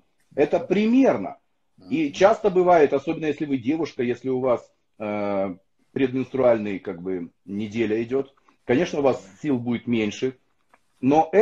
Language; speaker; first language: Russian; native; Russian